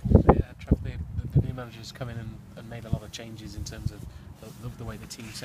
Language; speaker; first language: English; native; English